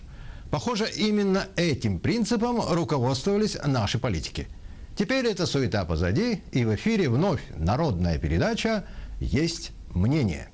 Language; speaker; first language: Russian; native; Russian